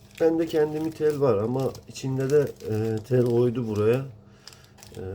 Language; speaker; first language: Turkish; non-native, learner; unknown